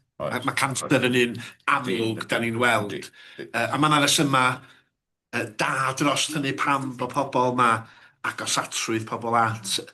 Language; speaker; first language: Welsh; native; Welsh